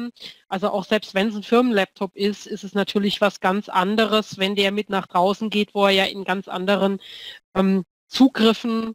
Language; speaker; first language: German; native; German